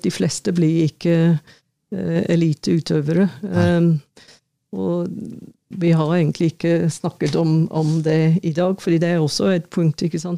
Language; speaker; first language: Norwegian; non-native, fluent; English